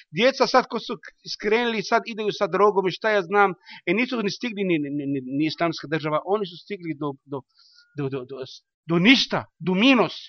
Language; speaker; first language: Bosnian; non-native, learner; Arabic